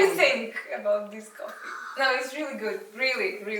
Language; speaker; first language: English; non-native, fluent; Russian